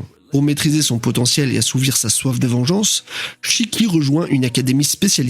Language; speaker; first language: French; native; French